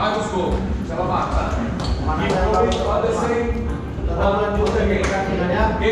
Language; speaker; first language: English; non-native, learner; Portuguese